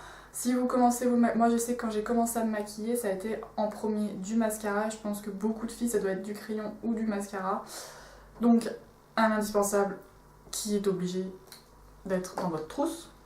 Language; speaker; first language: French; native; French